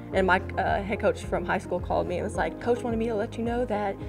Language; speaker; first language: English; native; English